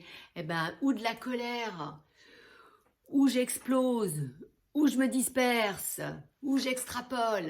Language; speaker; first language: French; native; French